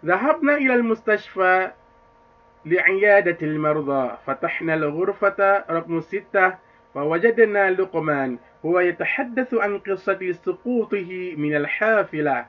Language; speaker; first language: Arabic; non-native, fluent; Indonesian